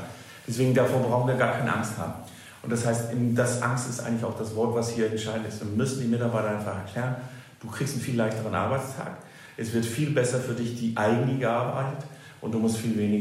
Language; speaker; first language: German; non-native, fluent; Danish